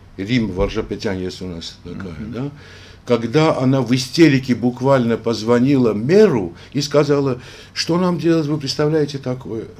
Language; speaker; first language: Russian; non-native, local second language; Armenian